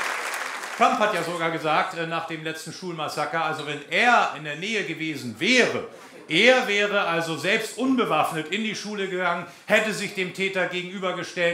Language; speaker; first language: German; native; German